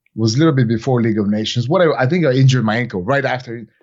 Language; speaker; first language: English; non-native, fluent; Bulgarian